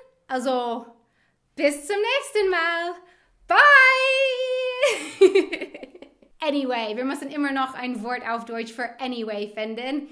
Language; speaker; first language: German; non-native, fluent; English